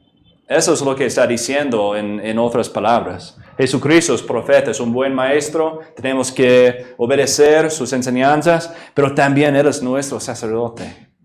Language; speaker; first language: Spanish; non-native, fluent; English